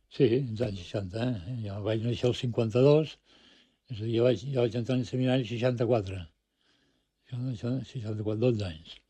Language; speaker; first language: Catalan; early bilingual, other home language; Spanish